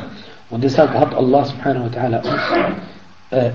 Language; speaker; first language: German; non-native, fluent; Arabic